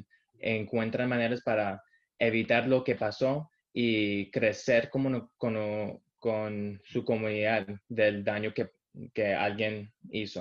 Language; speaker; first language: Spanish; early bilingual, heritage; Spanish